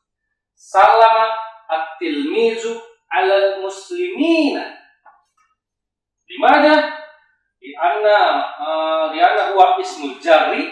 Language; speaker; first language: Arabic; non-native, fluent; Indonesian